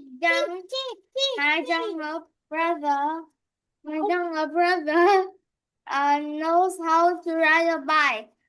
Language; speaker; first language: English; non-native, learner; Vietnamese